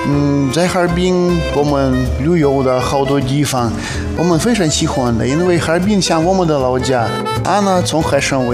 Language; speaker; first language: Chinese; non-native, learner; Russian